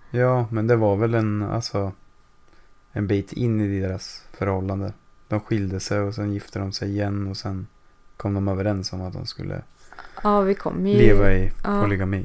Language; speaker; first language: Swedish; native; Swedish